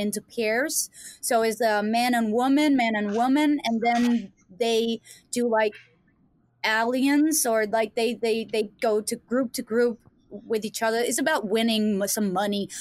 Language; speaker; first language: English; non-native, fluent; Danish